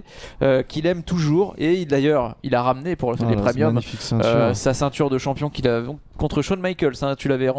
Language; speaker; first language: French; native; French